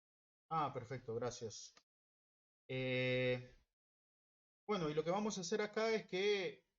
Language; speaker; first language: Spanish; native; Spanish